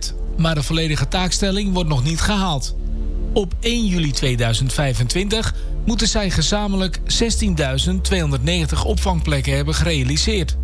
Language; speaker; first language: Dutch; native; Dutch